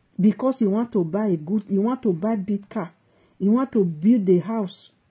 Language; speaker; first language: Nigerian Pidgin; native; Nigerian Pidgin